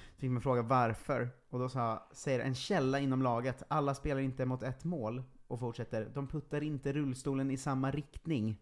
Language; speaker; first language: Swedish; native; Swedish